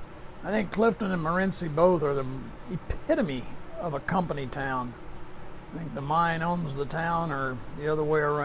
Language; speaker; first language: English; native; English